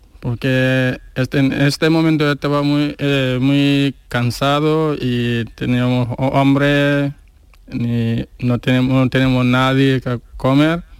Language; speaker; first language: Spanish; non-native, learner; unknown